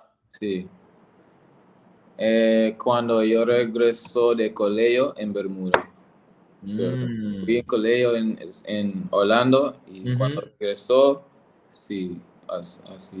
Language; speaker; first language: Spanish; non-native, learner; English